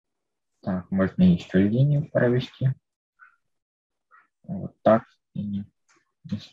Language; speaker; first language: Russian; native; Russian